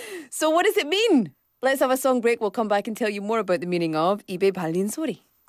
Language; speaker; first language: English; native; English